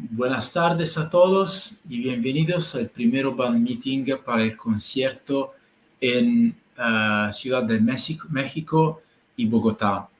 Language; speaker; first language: Spanish; non-native, learner; Italian